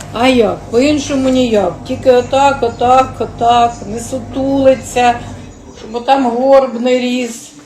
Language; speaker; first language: Ukrainian; native; Ukrainian